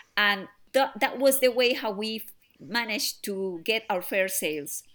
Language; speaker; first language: English; non-native, fluent; Spanish